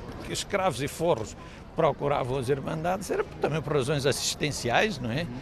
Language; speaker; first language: Portuguese; native; Portuguese